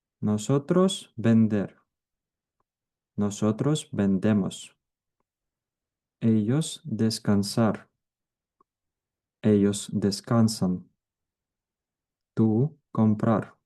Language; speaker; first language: Spanish; non-native, fluent; Ukrainian